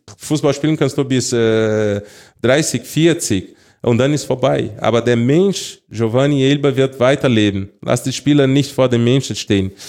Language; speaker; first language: German; non-native, fluent; Portuguese